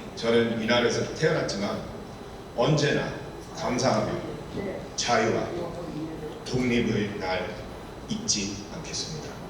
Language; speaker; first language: Korean; early bilingual, heritage; Korean